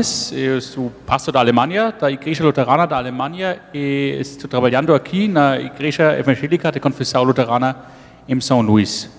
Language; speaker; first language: Portuguese; non-native, fluent; German